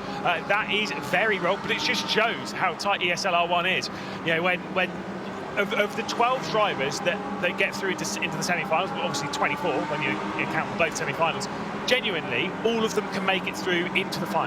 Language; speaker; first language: English; native; English